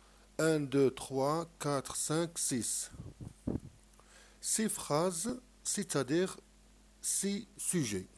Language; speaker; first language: French; non-native, local second language; Arabic